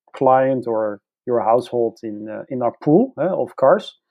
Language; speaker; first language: English; non-native, fluent; Dutch